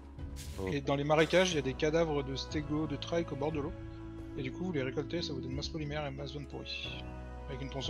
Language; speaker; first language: French; native; French